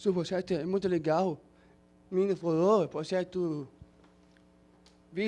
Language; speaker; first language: Portuguese; non-native, learner; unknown